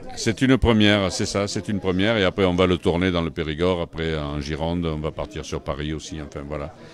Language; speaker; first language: French; native; French